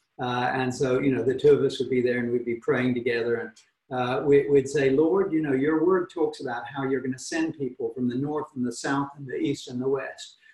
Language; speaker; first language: English; native; English